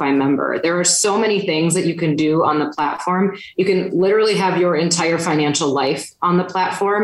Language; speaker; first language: English; native; English